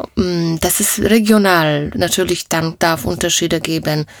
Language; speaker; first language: German; non-native, fluent; Polish